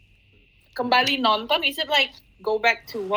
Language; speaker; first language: English; non-native, fluent; Indonesian